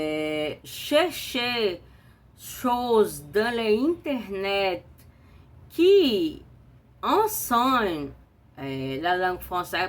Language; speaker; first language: French; non-native, learner; Portuguese